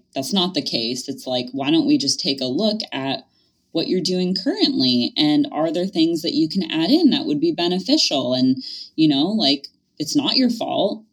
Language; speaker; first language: English; native; English